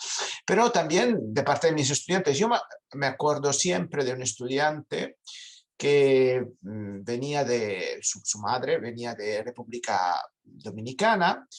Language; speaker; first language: Spanish; non-native, fluent; Italian